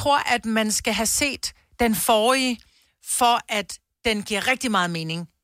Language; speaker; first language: Danish; native; Danish